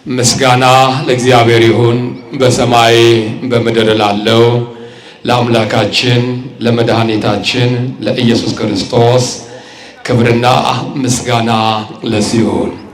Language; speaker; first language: Amharic; native; Amharic